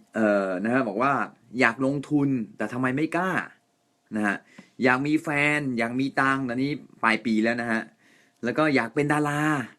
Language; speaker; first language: Thai; non-native, fluent; Japanese